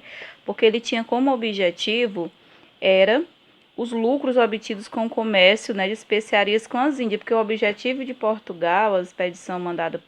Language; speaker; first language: Portuguese; native; Portuguese